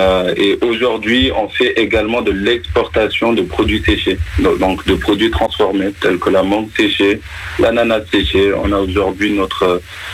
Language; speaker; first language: French; non-native, local second language; Wolof